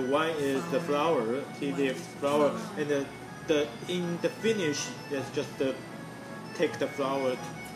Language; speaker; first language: English; non-native, learner; Chinese